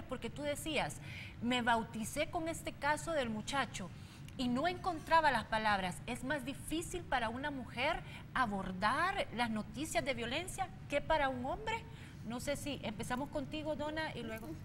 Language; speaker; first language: Spanish; native; Spanish